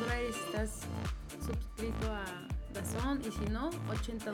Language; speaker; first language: Spanish; native; Spanish